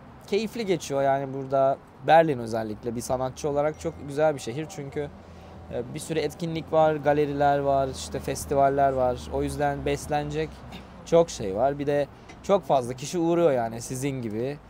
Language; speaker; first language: Turkish; native; Turkish